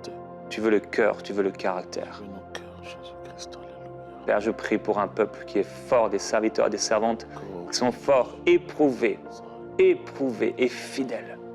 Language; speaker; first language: French; native; French